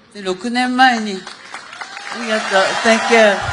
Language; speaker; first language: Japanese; native; Japanese